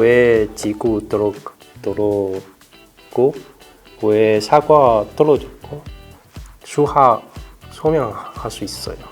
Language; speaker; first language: Korean; non-native, learner; Chinese